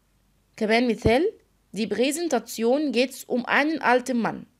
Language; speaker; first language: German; non-native, fluent; Arabic